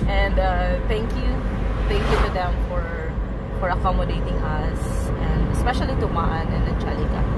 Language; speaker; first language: English; non-native, local second language; Bikol